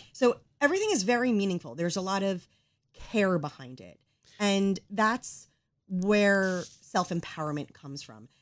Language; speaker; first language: English; native; English